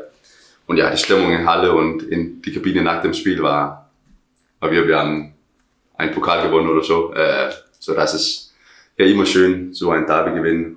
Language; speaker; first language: German; non-native, learner; Danish